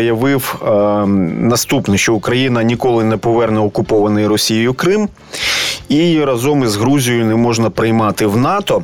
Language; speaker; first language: Ukrainian; native; Ukrainian